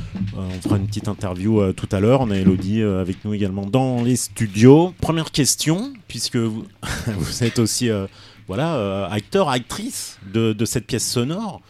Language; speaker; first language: French; native; French